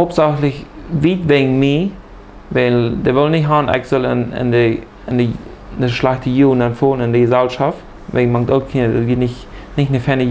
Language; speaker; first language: German; early bilingual, heritage; Plautdietsch